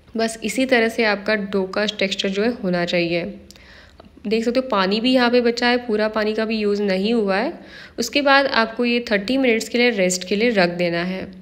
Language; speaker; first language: Hindi; non-native, local second language; Marathi